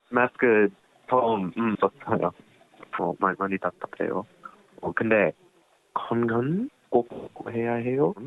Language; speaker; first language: Korean; non-native, learner; English